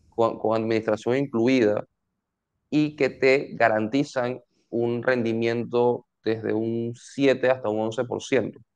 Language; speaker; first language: Spanish; native; Spanish